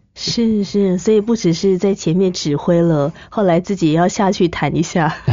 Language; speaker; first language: Chinese; native; Chinese